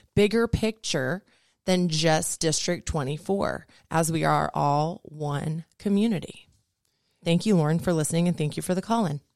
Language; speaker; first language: English; native; English